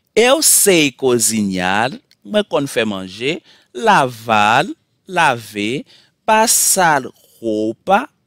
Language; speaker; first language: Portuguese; non-native, learner; Haitian Creole